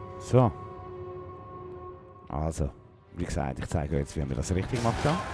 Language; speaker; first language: German; native; German